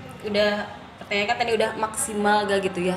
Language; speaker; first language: Indonesian; native; Indonesian